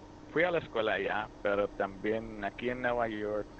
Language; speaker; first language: Spanish; early bilingual, heritage; Spanish